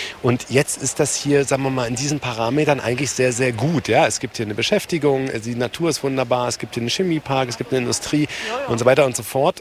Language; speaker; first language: German; native; German